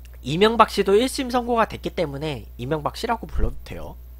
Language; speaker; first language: Korean; native; Korean